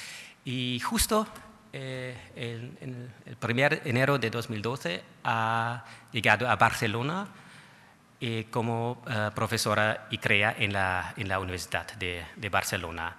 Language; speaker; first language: Spanish; non-native, fluent; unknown